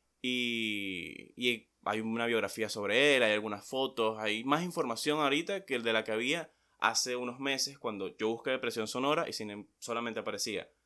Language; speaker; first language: Spanish; native; Spanish